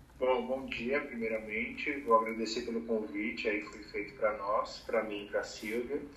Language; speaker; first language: Portuguese; native; Portuguese